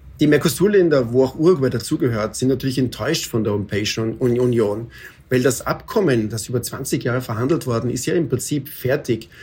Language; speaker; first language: German; native; German